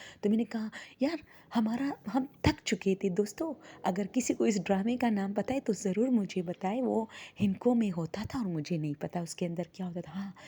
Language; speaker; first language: Urdu; non-native, local second language; Pashto